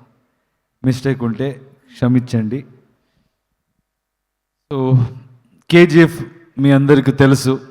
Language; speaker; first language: Telugu; non-native, learner; Kannada